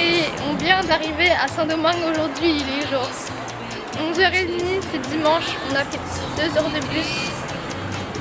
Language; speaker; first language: French; native; French